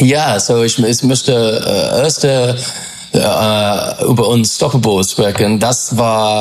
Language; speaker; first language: German; non-native, learner; English